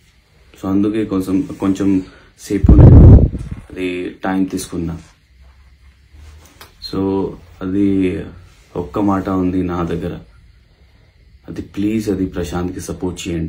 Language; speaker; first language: Telugu; non-native, local second language; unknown